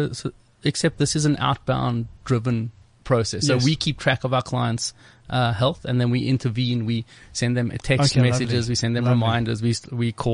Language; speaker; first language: English; native; English